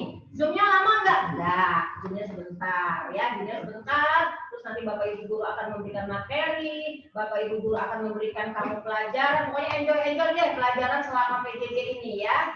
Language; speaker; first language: Indonesian; native; Indonesian